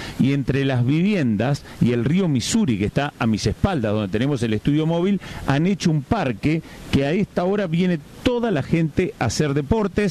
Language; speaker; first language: Spanish; native; Spanish